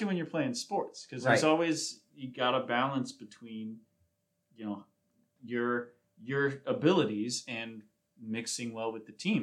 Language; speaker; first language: English; native; English